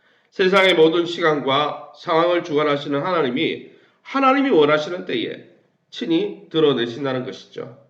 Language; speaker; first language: Korean; native; Korean